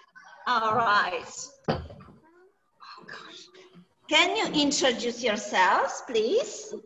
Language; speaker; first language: English; non-native, fluent; Polish